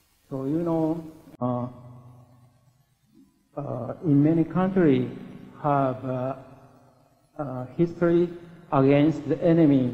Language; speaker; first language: English; non-native, learner; Japanese